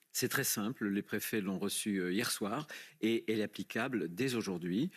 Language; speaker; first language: French; native; French